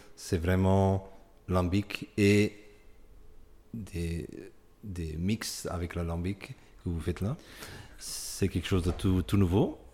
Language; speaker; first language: French; non-native, local second language; Dutch